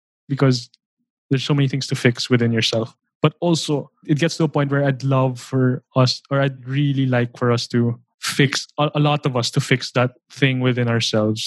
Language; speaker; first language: English; non-native, local second language; Filipino